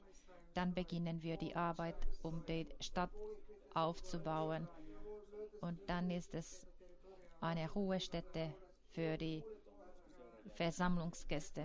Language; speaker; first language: German; non-native, fluent; Finnish